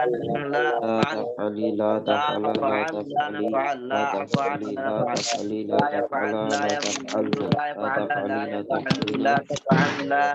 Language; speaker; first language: Arabic; non-native, learner; Bangla